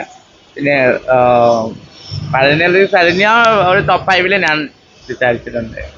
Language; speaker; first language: Malayalam; non-native, local second language; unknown